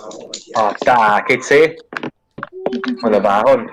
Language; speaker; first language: Welsh; native; Welsh